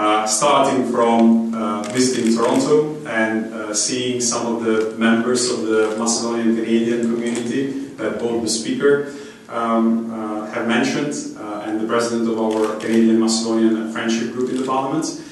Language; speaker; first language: English; non-native, fluent; Macedonian